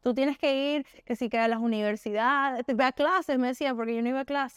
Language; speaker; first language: Spanish; native; Spanish